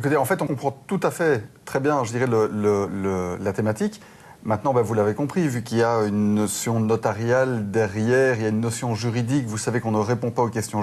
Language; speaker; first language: French; native; French